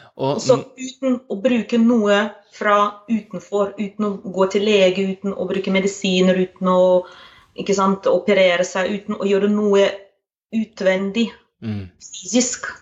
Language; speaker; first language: Norwegian; non-native, fluent; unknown